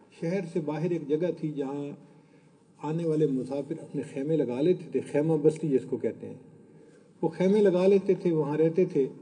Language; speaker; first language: Urdu; non-native, local second language; Punjabi